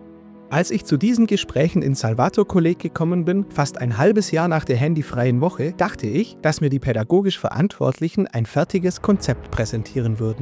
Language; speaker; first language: German; native; German